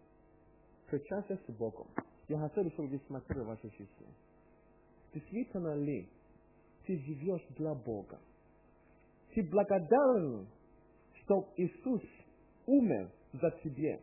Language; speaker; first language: Russian; non-native, learner; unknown